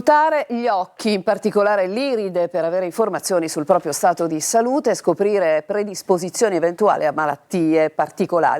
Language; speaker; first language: Italian; native; Italian